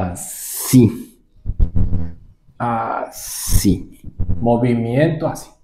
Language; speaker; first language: Spanish; non-native, learner; Japanese